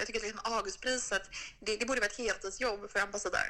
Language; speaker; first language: Swedish; native; Swedish